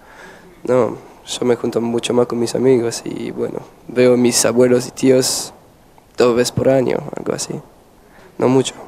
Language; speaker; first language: Spanish; non-native, fluent; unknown